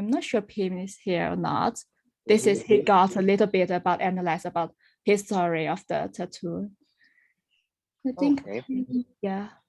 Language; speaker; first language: English; non-native, learner; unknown